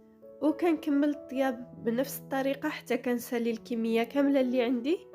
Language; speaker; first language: Arabic; native; Arabic